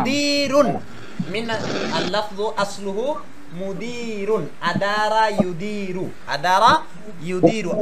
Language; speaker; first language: Arabic; non-native, fluent; Bangla